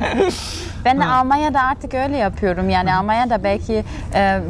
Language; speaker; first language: Turkish; non-native, fluent; German